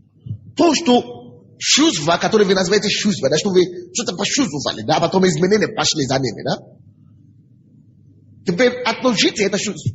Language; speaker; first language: Russian; non-native, fluent; Yoruba